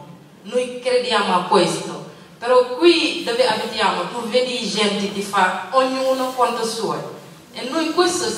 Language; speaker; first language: Italian; non-native, learner; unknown